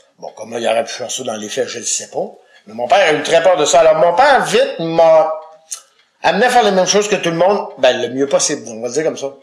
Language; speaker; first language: French; native; French